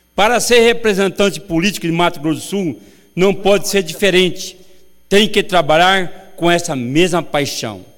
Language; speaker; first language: Portuguese; native; Portuguese